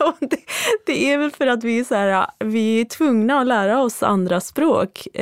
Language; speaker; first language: Swedish; early bilingual, other home language; Central Kurdish